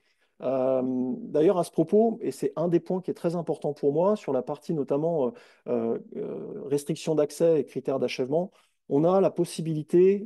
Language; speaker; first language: French; native; French